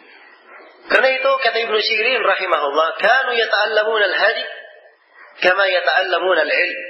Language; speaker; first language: Indonesian; native; Indonesian